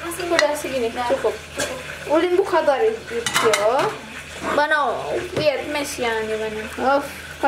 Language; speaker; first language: Turkish; non-native, learner; Indonesian